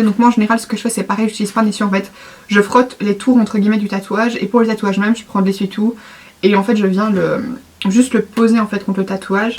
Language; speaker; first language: French; native; French